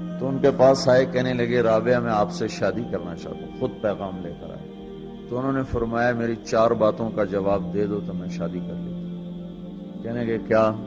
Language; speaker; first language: Urdu; non-native, local second language; Punjabi